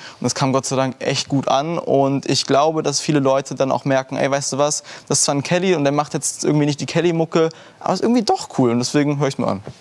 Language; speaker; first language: German; early bilingual, heritage; German